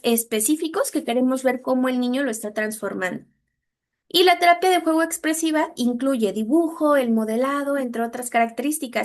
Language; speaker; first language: Spanish; native; Spanish